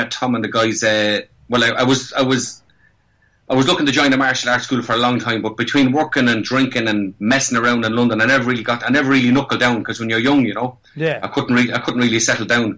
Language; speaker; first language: English; native; English